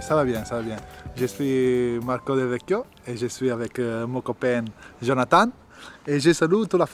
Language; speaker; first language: French; non-native, learner; Italian